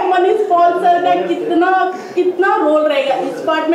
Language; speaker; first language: Hindi; native; Hindi